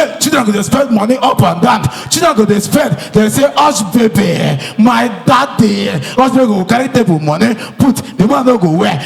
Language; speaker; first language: Nigerian Pidgin; native; Nigerian Pidgin